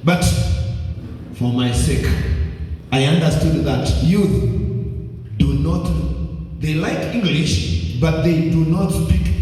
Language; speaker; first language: English; non-native, local second language; Swahili